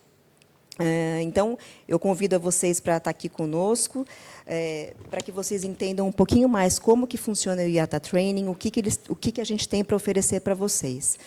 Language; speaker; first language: Portuguese; native; Portuguese